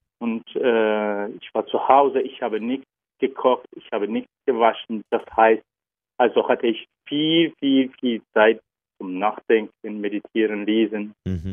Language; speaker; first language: German; non-native, learner; Turkish